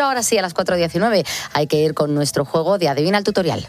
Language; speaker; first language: Spanish; native; Spanish